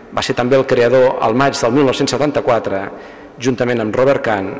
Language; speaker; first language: Catalan; native; Catalan